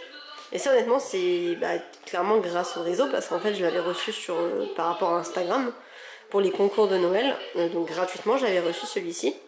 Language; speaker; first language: French; native; French